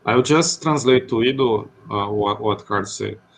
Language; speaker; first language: English; non-native, fluent; Portuguese